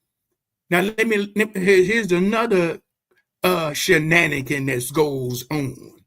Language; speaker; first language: English; native; English